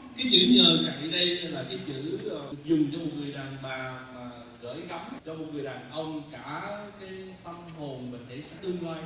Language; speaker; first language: Vietnamese; early bilingual, heritage; Vietnamese